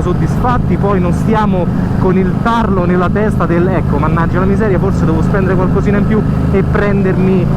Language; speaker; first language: Italian; native; Italian